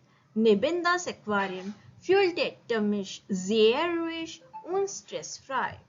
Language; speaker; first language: German; non-native, learner; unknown